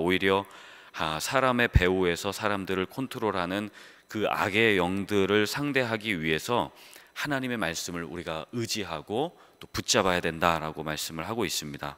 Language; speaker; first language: Korean; native; Korean